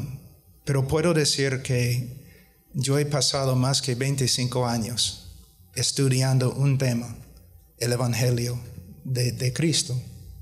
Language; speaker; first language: Spanish; non-native, fluent; English